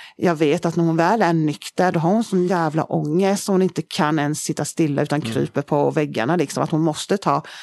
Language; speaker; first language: Swedish; native; Swedish